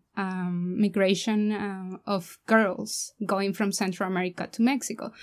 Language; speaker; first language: English; non-native, fluent; Spanish